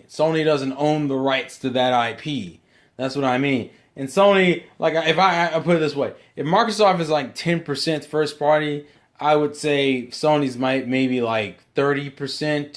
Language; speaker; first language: English; native; English